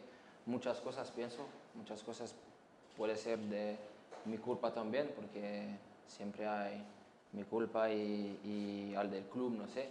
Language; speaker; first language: Spanish; non-native, learner; Arabic